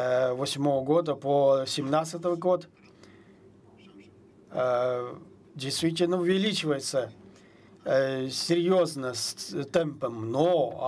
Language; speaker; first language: Russian; non-native, fluent; Chinese